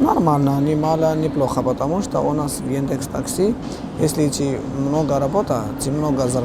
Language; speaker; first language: Russian; non-native, learner; Arabic